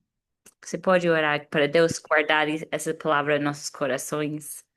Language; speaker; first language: Portuguese; non-native, fluent; English